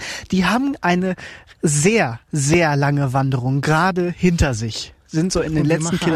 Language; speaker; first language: German; native; German